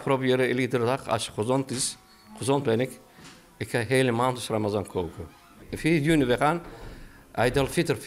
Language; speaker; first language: Dutch; non-native, learner; Turkish